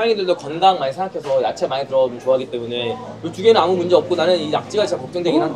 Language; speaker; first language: Korean; native; Korean